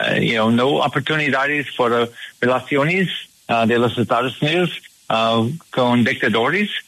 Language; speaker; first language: Spanish; non-native, learner; English